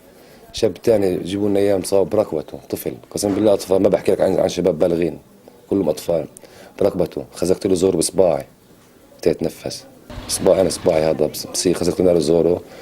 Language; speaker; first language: Arabic; native; Arabic